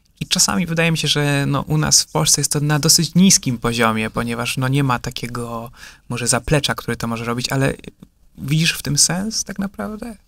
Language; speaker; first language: Polish; native; Polish